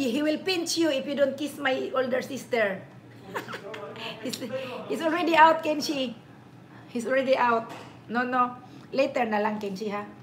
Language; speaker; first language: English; non-native, local second language; Filipino